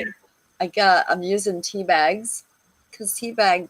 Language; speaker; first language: English; native; English